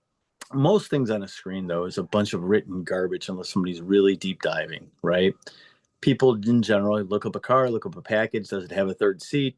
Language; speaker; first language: English; native; English